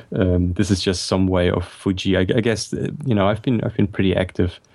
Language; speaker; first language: English; non-native, fluent; German